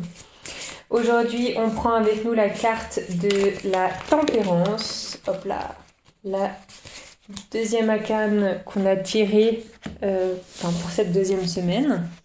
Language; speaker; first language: French; native; French